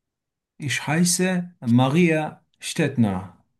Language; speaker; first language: German; non-native, learner; Turkish